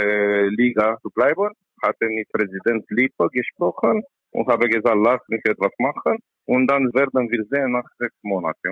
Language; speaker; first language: German; non-native, learner; Romanian